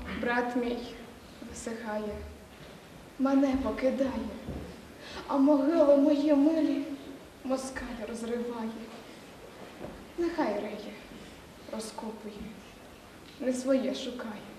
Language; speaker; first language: Ukrainian; native; Ukrainian